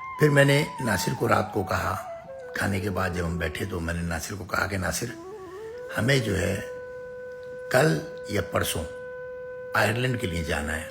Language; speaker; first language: Urdu; native; Urdu